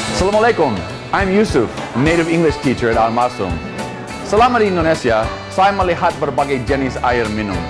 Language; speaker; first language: Indonesian; non-native, fluent; English